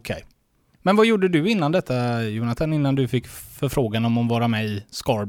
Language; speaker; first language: Swedish; native; Swedish